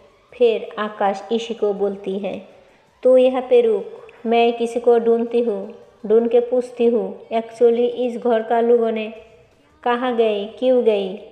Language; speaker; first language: Hindi; non-native, local second language; Bangla